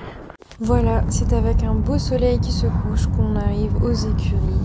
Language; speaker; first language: French; native; French